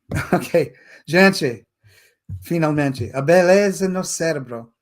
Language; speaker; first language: Portuguese; non-native, fluent; English